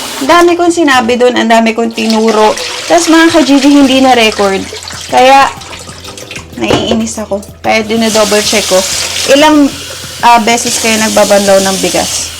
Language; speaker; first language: Filipino; native; Filipino